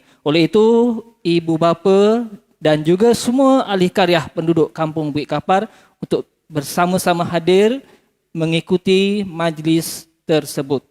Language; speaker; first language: Malay; native; Malay